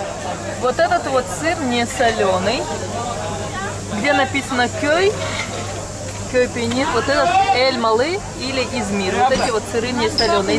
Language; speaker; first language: Russian; native; Russian